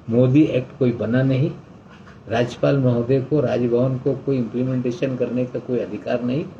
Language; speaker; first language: Hindi; non-native, local second language; Marathi